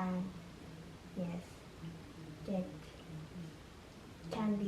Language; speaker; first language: English; non-native, learner; Japanese